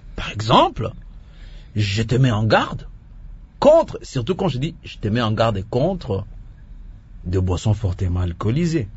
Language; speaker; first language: French; non-native, local second language; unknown